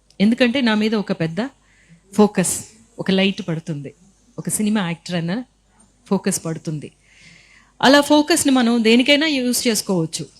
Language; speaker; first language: Telugu; native; Telugu